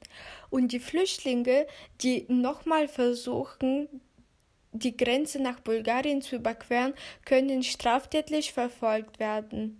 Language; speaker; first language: German; non-native, fluent; Turkish